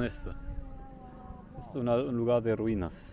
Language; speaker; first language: Spanish; non-native, fluent; German